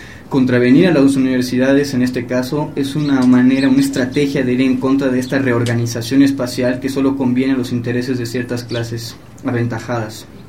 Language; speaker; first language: Spanish; native; Spanish